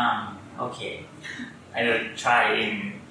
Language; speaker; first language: English; non-native, learner; Thai